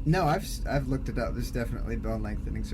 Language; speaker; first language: English; native; English